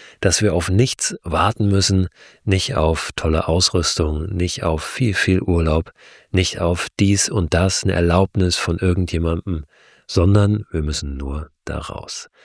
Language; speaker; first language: German; native; German